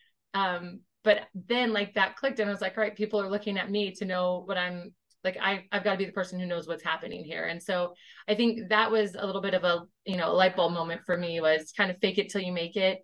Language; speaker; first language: English; native; English